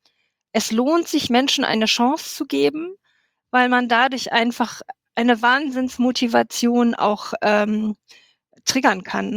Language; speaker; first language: German; native; German